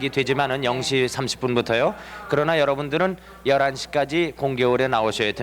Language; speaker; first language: Korean; native; Korean